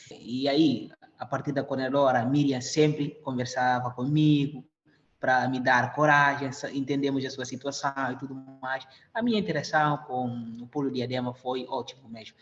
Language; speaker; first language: Portuguese; non-native, local second language; Upper Guinea Crioulo